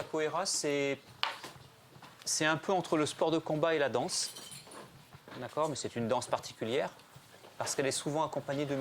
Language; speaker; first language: French; native; French